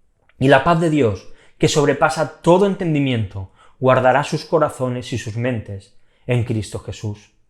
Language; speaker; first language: Spanish; native; Spanish